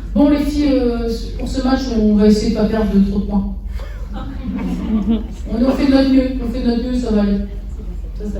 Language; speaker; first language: French; native; French